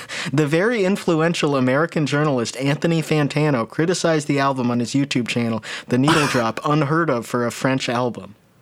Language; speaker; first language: English; native; English